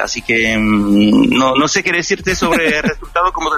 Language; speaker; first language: Spanish; non-native, fluent; French